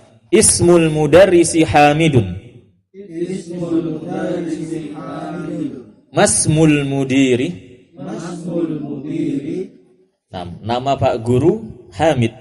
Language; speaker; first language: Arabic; non-native, fluent; Indonesian